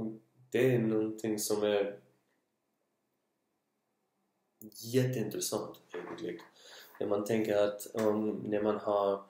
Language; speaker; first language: Swedish; non-native, learner; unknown